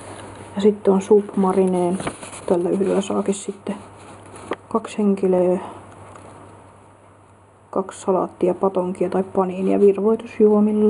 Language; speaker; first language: Finnish; native; Finnish